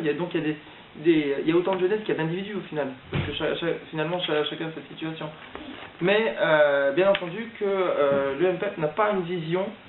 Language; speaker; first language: French; native; French